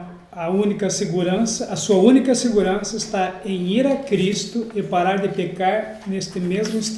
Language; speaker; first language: Portuguese; native; Portuguese